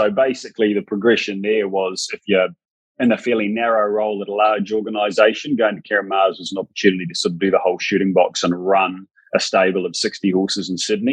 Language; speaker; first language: English; native; English